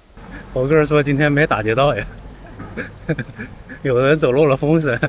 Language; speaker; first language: Chinese; native; Chinese